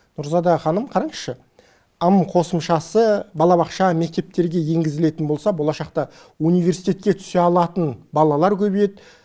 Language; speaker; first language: Kazakh; native; Kazakh